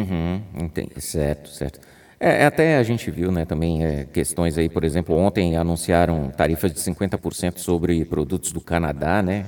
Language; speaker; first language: Portuguese; native; Portuguese